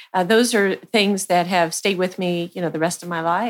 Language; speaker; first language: English; native; English